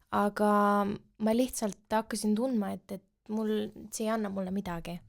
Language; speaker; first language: Estonian; non-native, local second language; Russian